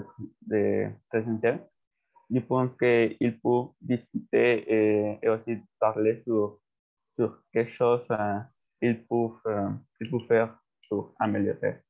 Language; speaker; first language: French; non-native, learner; Spanish